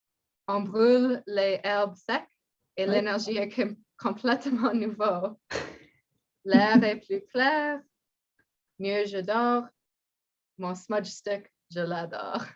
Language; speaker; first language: French; non-native, learner; English